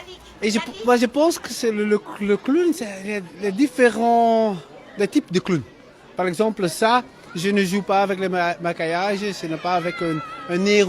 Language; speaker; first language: French; non-native, fluent; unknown